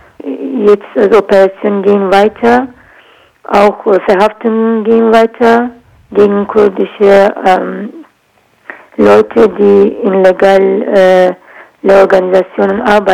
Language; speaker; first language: German; non-native, learner; Kurdish